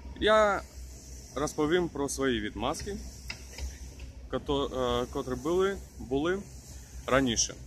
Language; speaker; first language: Ukrainian; non-native, local second language; Russian